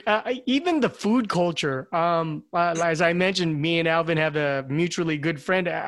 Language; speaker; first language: English; non-native, local second language; Filipino